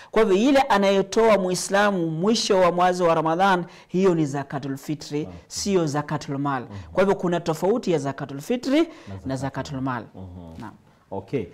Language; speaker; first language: Swahili; native; Swahili